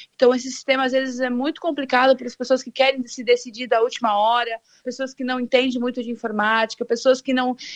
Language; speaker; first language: Portuguese; native; Portuguese